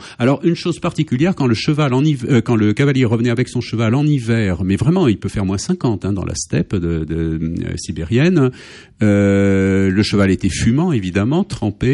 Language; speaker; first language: French; native; French